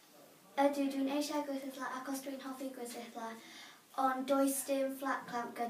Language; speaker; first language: Welsh; non-native, learner; English